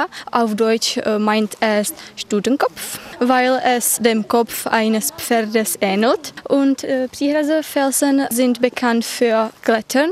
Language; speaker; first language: German; non-native, fluent; Czech